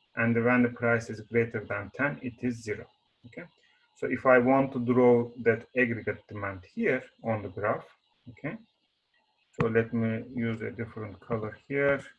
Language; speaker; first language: English; non-native, fluent; Turkish